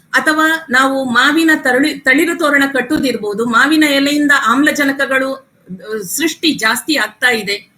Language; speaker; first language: Kannada; non-native, local second language; Tulu